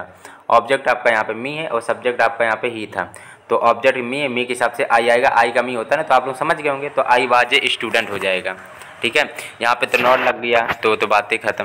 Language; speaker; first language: Hindi; native; Hindi